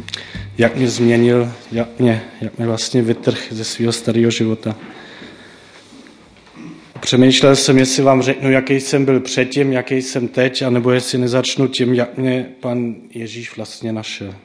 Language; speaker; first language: Czech; non-native, fluent; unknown